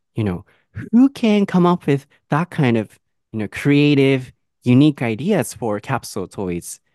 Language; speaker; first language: English; non-native, fluent; Japanese